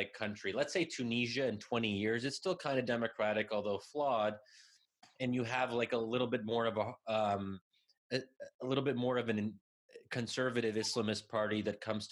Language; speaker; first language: English; native; English